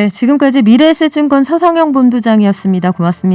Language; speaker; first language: Korean; native; Korean